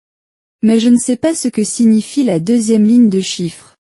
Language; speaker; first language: French; non-native, learner; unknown